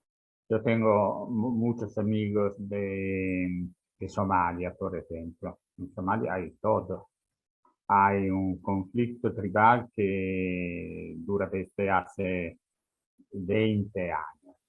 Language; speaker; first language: Spanish; non-native, fluent; Italian